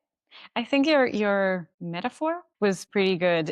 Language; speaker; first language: English; non-native, fluent; German